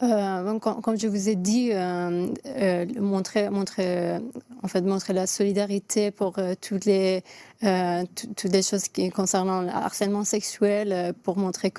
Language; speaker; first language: French; non-native, fluent; Persian